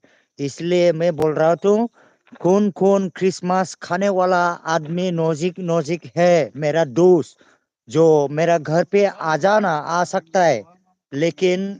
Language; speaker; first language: Hindi; non-native, local second language; Bodo